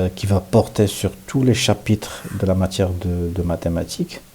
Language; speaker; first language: French; non-native, local second language; Arabic